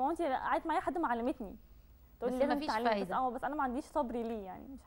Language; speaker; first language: Arabic; native; Arabic